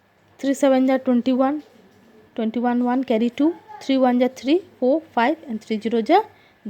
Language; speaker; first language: English; non-native, local second language; Assamese